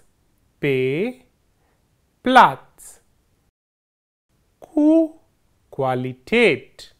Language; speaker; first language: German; non-native, fluent; Hindi